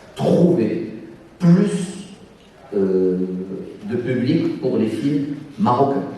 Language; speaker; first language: French; non-native, local second language; Arabic